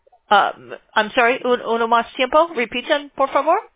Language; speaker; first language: Spanish; non-native, learner; English